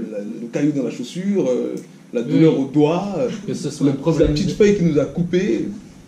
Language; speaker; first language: French; native; French